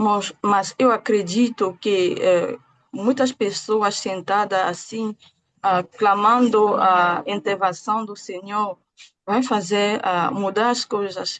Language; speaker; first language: Portuguese; non-native, fluent; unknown